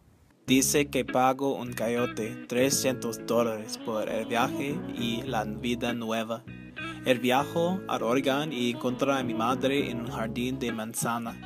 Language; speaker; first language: Spanish; early bilingual, heritage; Spanish